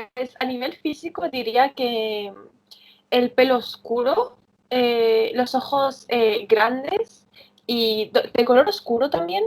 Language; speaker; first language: Spanish; early bilingual, other home language; Romanian